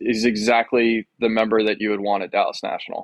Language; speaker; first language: English; native; English